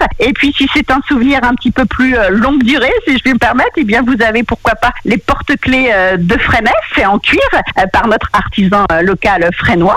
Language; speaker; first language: French; native; French